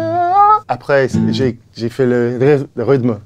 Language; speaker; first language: French; non-native, fluent; English